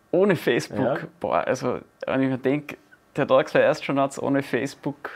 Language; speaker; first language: German; native; German